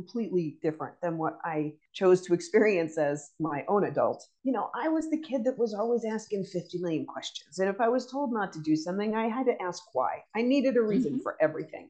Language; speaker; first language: English; native; English